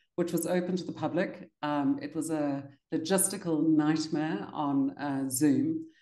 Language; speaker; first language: English; native; English